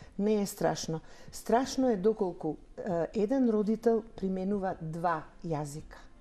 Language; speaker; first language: Macedonian; native; Macedonian